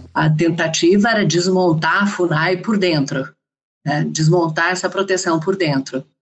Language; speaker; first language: Portuguese; native; Portuguese